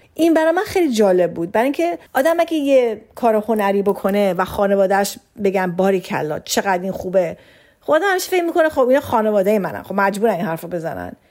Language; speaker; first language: Persian; early bilingual, heritage; Persian